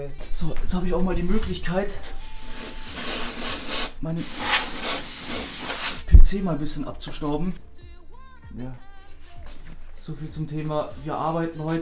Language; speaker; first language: German; native; German